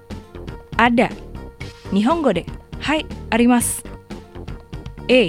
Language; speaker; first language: Japanese; non-native, fluent; Indonesian